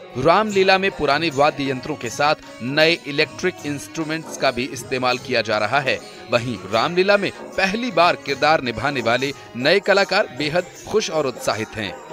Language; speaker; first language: Hindi; native; Hindi